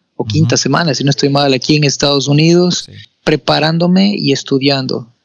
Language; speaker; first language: Spanish; native; Spanish